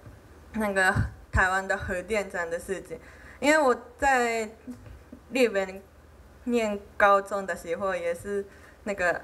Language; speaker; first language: Chinese; non-native, fluent; Japanese